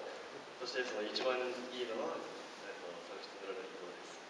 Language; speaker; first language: Japanese; non-native, fluent; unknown